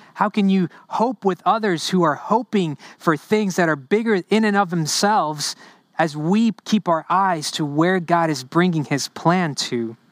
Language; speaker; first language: English; early bilingual, other home language; Spanish